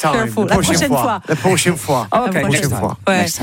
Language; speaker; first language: French; non-native, learner; English